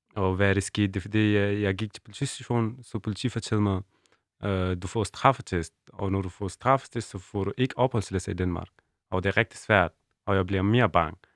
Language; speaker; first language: Danish; non-native, learner; Persian